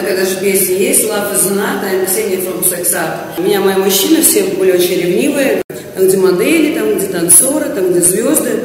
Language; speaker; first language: Russian; native; Russian